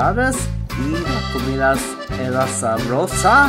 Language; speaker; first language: Spanish; non-native, learner; English